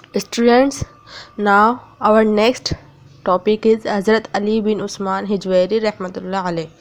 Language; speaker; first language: English; non-native, local second language; Urdu